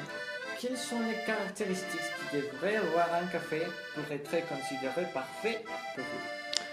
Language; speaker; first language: French; non-native, learner; Spanish